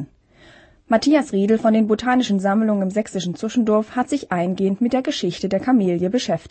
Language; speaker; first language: German; native; German